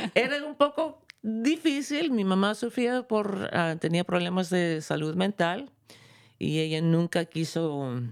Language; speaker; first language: Spanish; early bilingual, heritage; Spanish